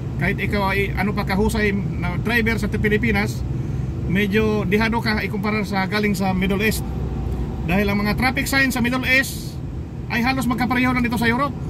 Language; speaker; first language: Filipino; non-native, local second language; Cebuano